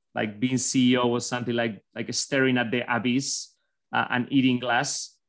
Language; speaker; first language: English; non-native, fluent; Spanish